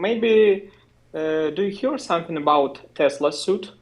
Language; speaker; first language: English; non-native, learner; Russian